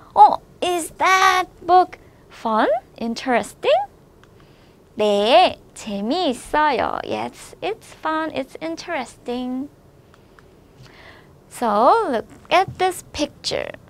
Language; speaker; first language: English; non-native, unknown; Korean